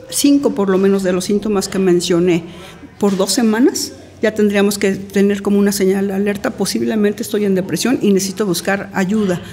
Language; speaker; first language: Spanish; native; Spanish